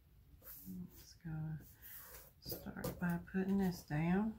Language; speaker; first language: English; native; English